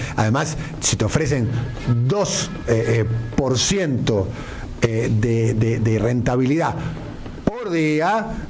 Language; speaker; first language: Spanish; native; Spanish